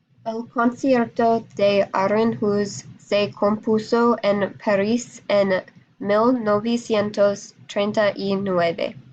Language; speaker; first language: Spanish; non-native, learner; English